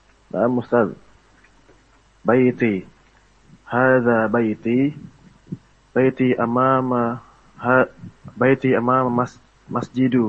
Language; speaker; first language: Arabic; non-native, learner; Indonesian